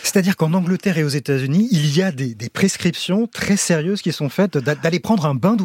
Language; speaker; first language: French; native; French